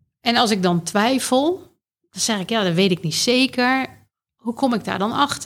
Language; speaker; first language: Dutch; native; Dutch